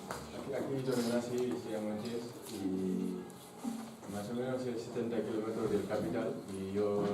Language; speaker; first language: Spanish; non-native, fluent; Fula